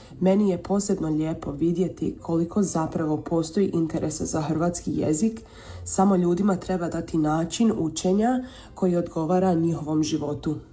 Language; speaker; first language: Croatian; early bilingual, heritage; Croatian